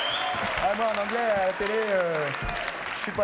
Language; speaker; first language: French; native; French